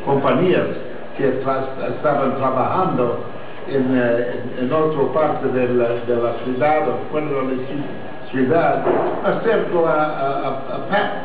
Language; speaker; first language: Spanish; non-native, learner; English